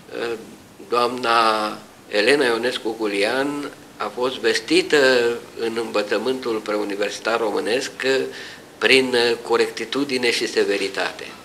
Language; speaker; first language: Romanian; native; Romanian